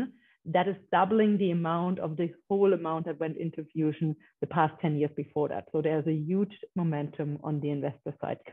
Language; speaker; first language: English; non-native, fluent; German